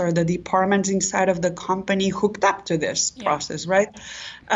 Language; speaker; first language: English; non-native, fluent; Catalan